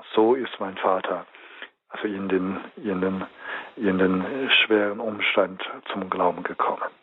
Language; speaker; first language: German; non-native, fluent; Chinese